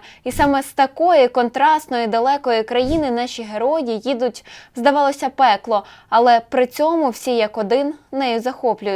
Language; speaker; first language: Ukrainian; native; Ukrainian